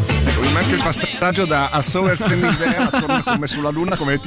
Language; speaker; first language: Italian; native; Italian